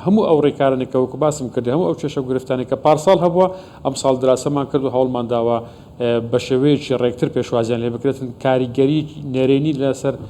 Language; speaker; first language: Central Kurdish; native; Central Kurdish